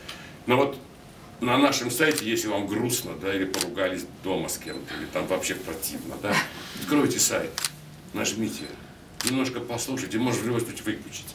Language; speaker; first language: Russian; native; Russian